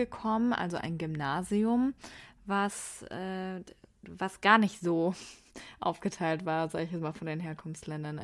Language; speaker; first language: German; early bilingual, other home language; Persian